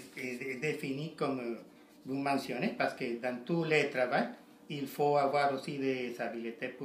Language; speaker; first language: French; non-native, learner; Spanish